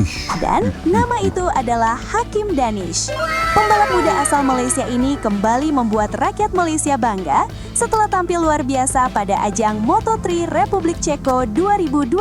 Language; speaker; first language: Indonesian; native; Indonesian